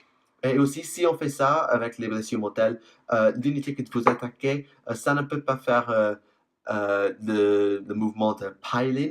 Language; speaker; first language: French; non-native, fluent; English